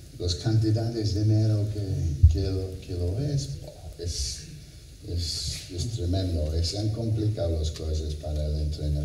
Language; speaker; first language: Spanish; non-native, fluent; English